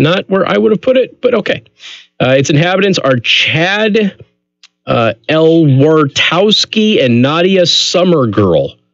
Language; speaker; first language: English; native; English